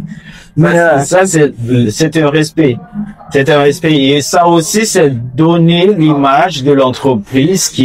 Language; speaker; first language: French; non-native, fluent; Chinese